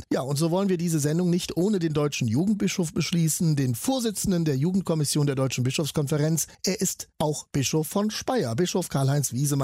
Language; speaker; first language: German; native; German